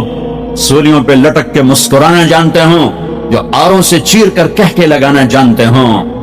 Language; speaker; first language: Hindi; non-native, local second language; Punjabi